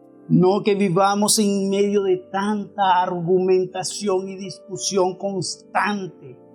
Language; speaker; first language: Spanish; native; Spanish